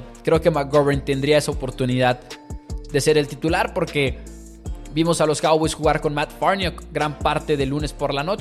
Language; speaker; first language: Spanish; native; Spanish